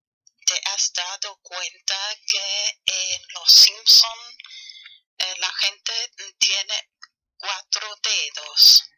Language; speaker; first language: Spanish; non-native, learner; German